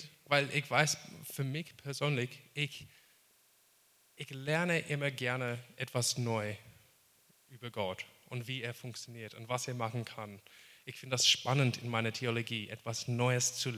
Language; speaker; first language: German; non-native, fluent; English